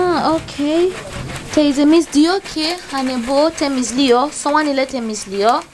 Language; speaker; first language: Turkish; non-native, fluent; Portuguese